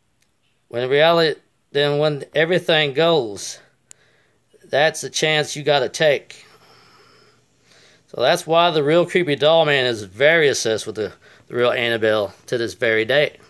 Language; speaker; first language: English; native; English